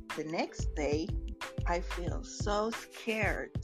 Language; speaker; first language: English; non-native, learner; Spanish